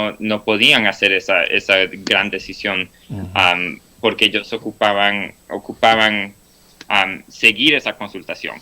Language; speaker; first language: Spanish; non-native, fluent; English